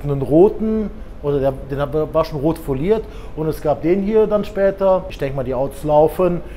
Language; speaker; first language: German; native; German